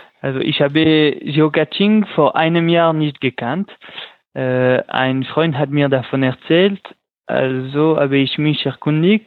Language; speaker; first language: German; non-native, local second language; French